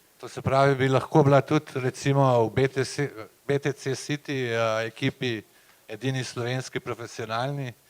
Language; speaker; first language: Slovenian; native; Slovenian